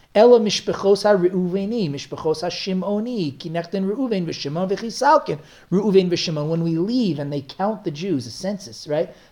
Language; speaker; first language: English; native; English